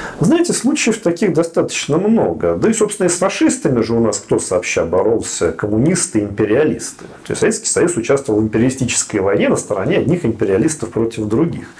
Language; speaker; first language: Russian; native; Russian